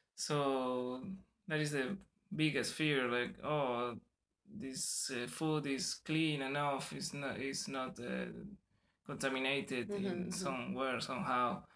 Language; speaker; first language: English; non-native, fluent; Spanish